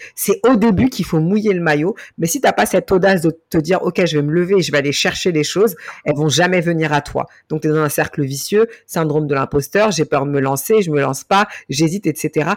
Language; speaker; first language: French; native; French